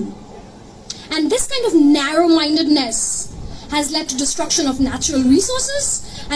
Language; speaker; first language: English; non-native, local second language; Bangla